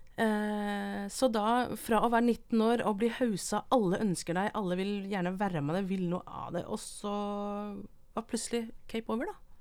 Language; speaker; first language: Norwegian; non-native, local second language; Vietnamese